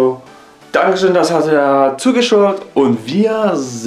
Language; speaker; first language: German; non-native, learner; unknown